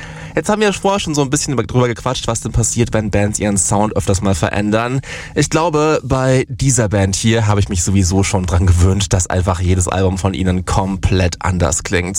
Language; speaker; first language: German; native; German